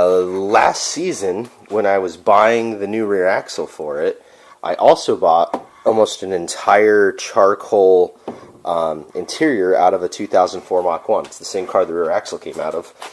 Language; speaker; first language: English; native; English